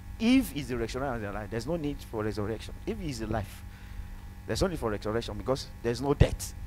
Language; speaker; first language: English; non-native, local second language; Yoruba